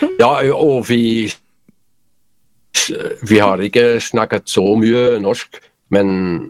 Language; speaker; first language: Norwegian; non-native, fluent; Polish